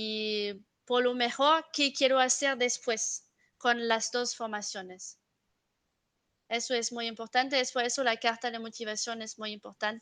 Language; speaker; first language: Spanish; non-native, fluent; French